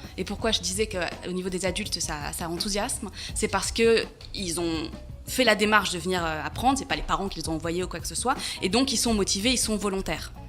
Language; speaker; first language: French; native; French